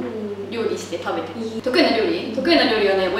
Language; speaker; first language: Japanese; native; Japanese